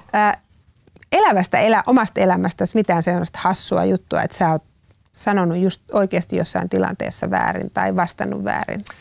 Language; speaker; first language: Finnish; native; Finnish